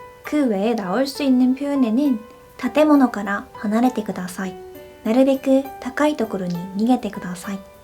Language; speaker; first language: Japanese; non-native, fluent; Korean